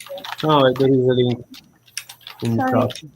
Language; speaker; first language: English; non-native, learner; Italian